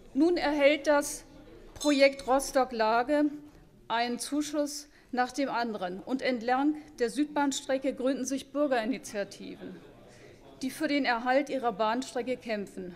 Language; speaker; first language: German; native; German